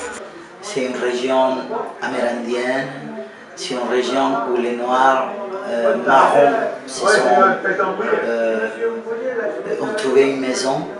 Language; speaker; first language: French; non-native, fluent; Spanish